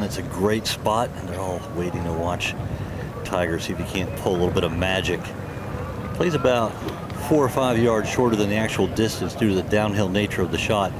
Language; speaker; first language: English; native; English